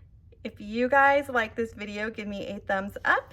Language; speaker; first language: English; native; English